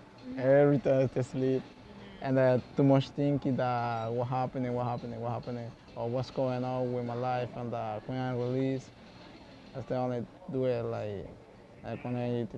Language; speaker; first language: English; non-native, learner; Spanish